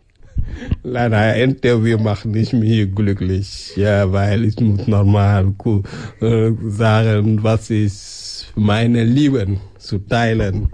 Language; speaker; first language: German; non-native, learner; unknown